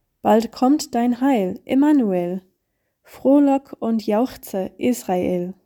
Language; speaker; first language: German; non-native, learner; English